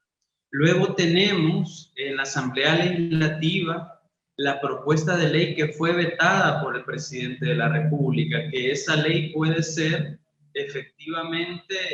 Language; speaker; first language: Spanish; native; Spanish